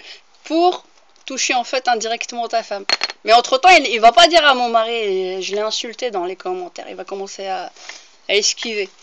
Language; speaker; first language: French; early bilingual, other home language; Arabic